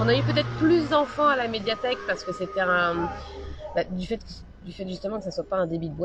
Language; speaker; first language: French; native; French